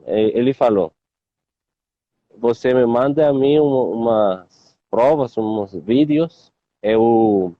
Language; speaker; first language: Portuguese; non-native, learner; Spanish